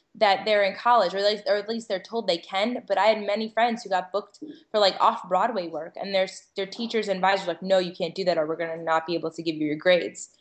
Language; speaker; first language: English; native; English